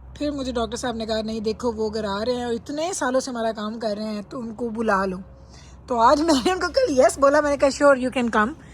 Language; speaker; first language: Urdu; non-native, local second language; Punjabi